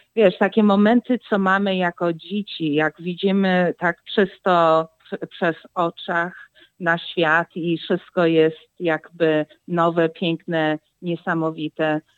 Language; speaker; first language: Polish; early bilingual, heritage; Polish